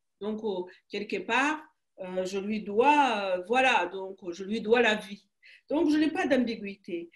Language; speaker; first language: French; non-native, local second language; Kinyarwanda